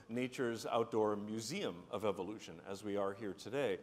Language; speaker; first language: English; native; English